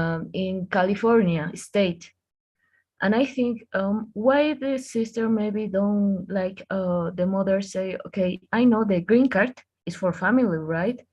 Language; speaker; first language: English; non-native, learner; Spanish